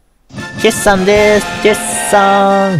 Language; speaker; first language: Japanese; native; Japanese